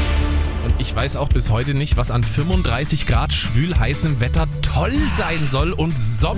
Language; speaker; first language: German; native; German